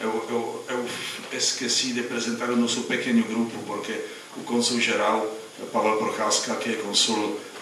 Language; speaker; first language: Portuguese; non-native, fluent; Czech